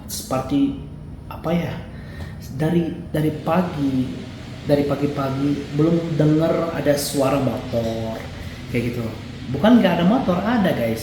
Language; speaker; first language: Indonesian; non-native, fluent; Arabic